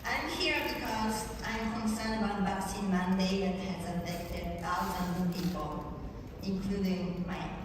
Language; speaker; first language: English; non-native, fluent; Japanese